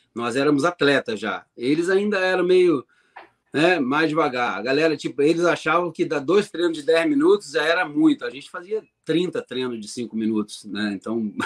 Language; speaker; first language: Portuguese; native; Portuguese